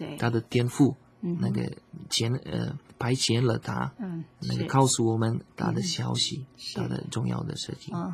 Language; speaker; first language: Chinese; non-native, fluent; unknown